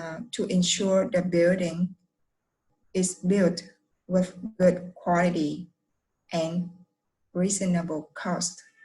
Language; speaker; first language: English; non-native, learner; Vietnamese